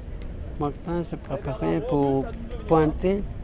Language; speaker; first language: French; non-native, learner; English